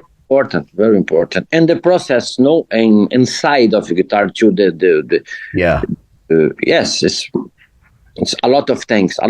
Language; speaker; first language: English; non-native, learner; Portuguese